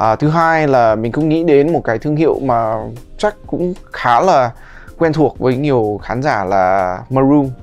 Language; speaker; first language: Vietnamese; early bilingual, heritage; Vietnamese